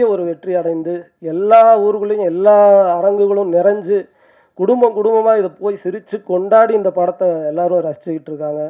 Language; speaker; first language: Tamil; native; Tamil